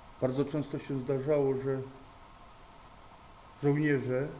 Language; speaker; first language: Polish; native; Polish